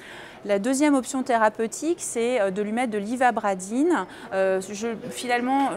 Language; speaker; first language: French; native; French